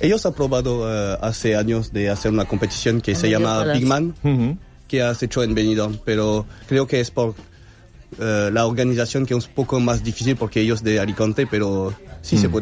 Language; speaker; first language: Spanish; non-native, fluent; French